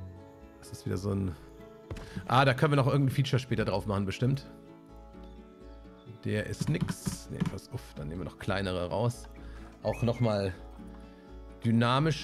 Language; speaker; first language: German; native; German